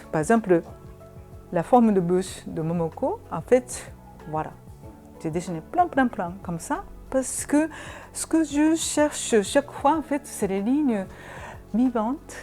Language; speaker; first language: French; non-native, fluent; Japanese